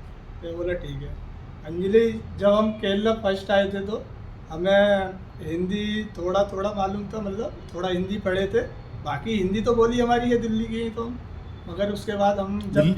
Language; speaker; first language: Hindi; native; Hindi